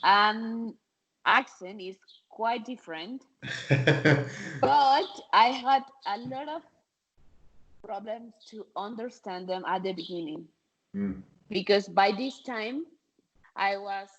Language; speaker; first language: English; non-native, fluent; Spanish